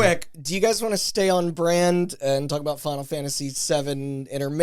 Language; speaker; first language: English; native; English